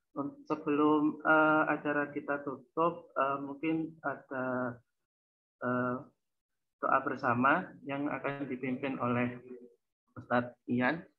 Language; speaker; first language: Indonesian; native; Indonesian